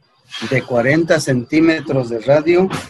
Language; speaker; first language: Spanish; native; Spanish